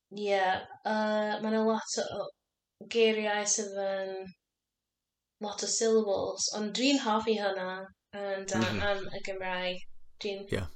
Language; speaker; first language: Welsh; non-native, learner; English